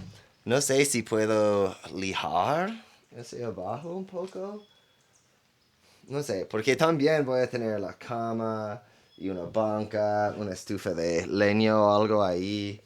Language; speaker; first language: Spanish; non-native, fluent; English